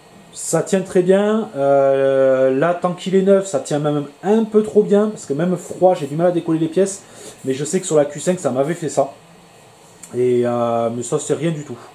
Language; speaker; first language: French; native; French